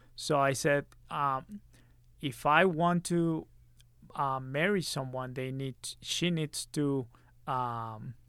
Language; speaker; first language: English; early bilingual, other home language; Spanish